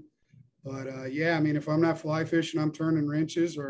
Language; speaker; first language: English; native; English